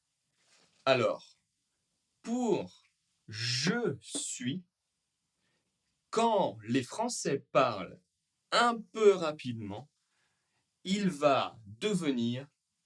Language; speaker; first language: French; native; French